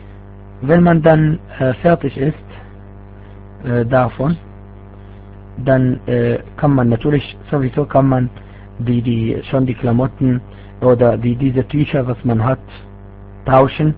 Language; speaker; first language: German; non-native, fluent; Arabic